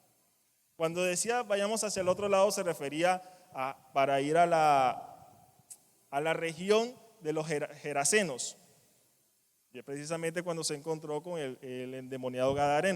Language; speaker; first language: Spanish; native; Spanish